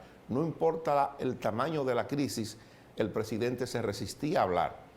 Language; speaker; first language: Spanish; native; Spanish